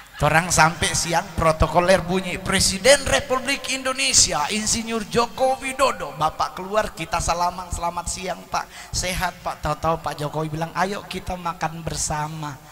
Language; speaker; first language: Indonesian; native; Indonesian